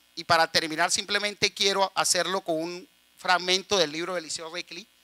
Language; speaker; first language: Spanish; native; Spanish